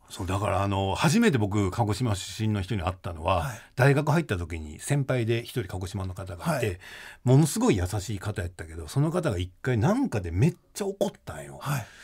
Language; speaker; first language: Japanese; native; Japanese